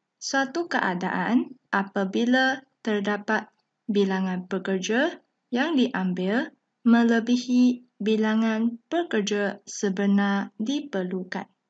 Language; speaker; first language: Malay; non-native, local second language; Chinese